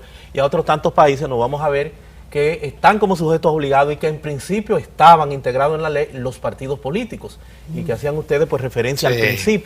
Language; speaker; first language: Spanish; native; Spanish